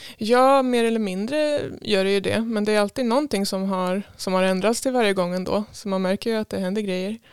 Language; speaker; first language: Swedish; native; Swedish